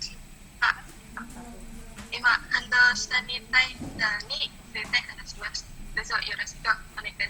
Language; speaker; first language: Japanese; non-native, learner; Indonesian